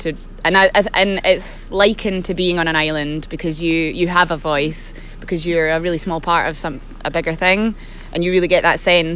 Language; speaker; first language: English; native; English